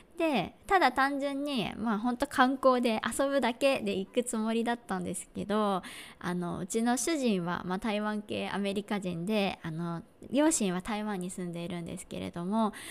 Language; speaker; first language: Japanese; native; Japanese